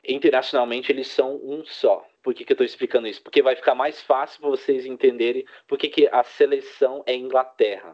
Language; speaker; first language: Portuguese; early bilingual, heritage; Portuguese